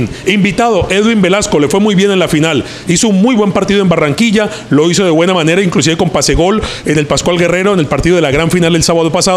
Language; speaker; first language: Spanish; native; Spanish